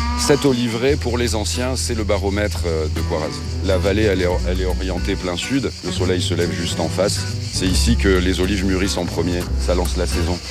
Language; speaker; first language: French; native; French